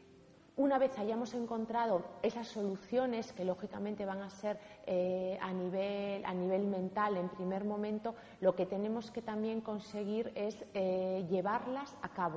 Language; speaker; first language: Spanish; native; Spanish